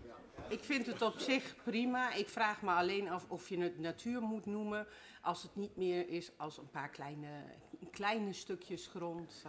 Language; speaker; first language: Dutch; native; Dutch